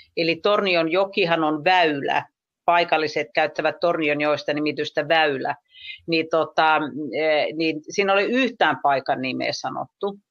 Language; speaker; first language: Finnish; native; Finnish